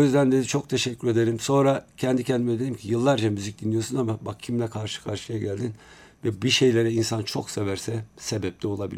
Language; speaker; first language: Turkish; native; Turkish